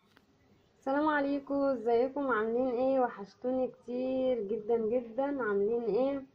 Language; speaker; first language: Arabic; native; Arabic